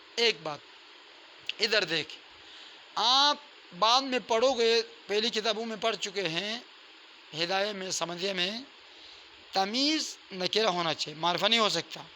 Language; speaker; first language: Urdu; non-native, local second language; Balti